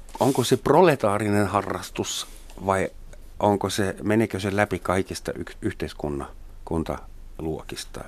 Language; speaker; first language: Finnish; non-native, fluent; German